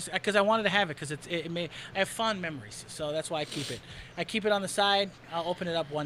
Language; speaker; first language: English; native; English